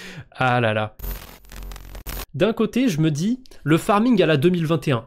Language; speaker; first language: French; native; French